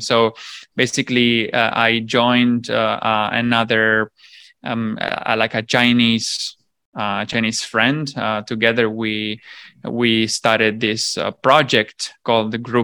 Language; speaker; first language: English; non-native, fluent; Italian